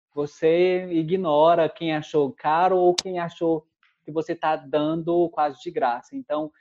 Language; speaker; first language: Portuguese; native; Portuguese